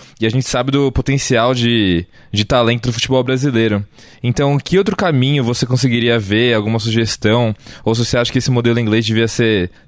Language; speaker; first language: Portuguese; native; Portuguese